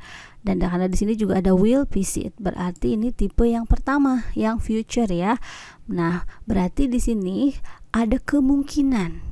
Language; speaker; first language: Indonesian; native; Indonesian